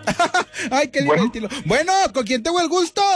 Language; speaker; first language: Spanish; native; Spanish